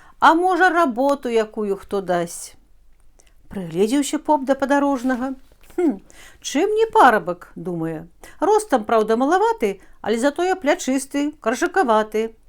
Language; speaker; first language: Belarusian; native; Belarusian